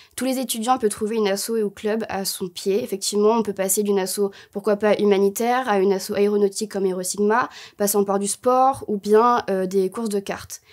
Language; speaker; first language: French; native; French